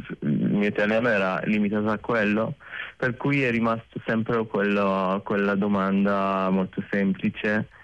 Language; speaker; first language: Italian; non-native, learner; Persian